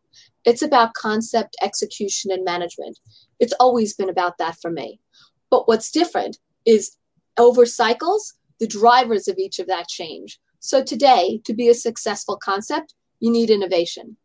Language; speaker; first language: English; native; English